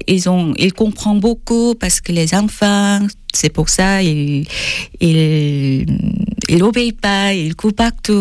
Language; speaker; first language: French; non-native, fluent; Korean